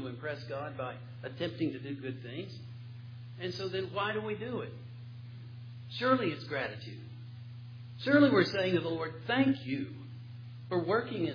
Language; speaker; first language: English; native; English